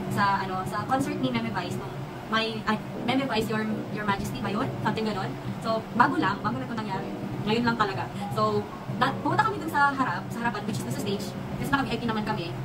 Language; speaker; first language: Filipino; non-native, local second language; Cebuano